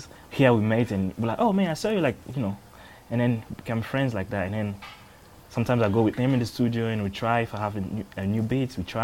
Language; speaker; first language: English; non-native, learner; French